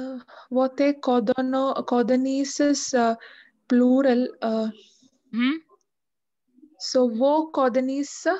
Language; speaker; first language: French; non-native, learner; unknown